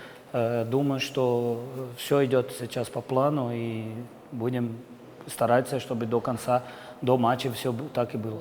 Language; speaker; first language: Russian; non-native, fluent; Portuguese